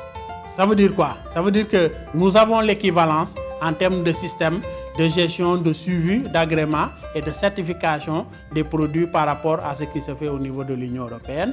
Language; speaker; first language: French; non-native, local second language; Wolof